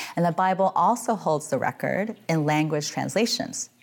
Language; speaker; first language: English; native; English